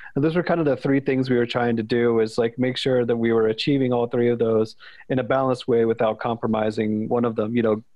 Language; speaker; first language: English; native; English